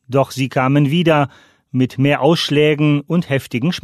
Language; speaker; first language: German; native; German